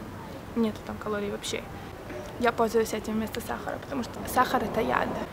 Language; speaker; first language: Russian; early bilingual, heritage; Russian